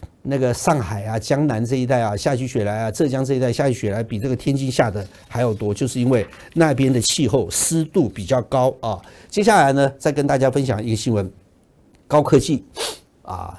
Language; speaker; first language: Chinese; native; Chinese